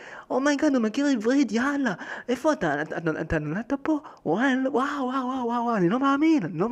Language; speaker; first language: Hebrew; early bilingual, heritage; Hebrew